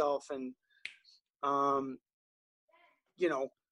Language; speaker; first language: English; native; English